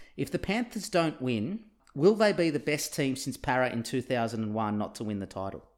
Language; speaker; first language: English; early bilingual, other home language; Turkish